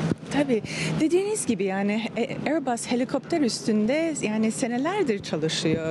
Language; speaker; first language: Turkish; early bilingual, heritage; Turkish